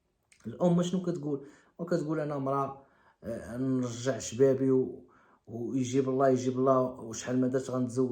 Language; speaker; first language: Arabic; native; Arabic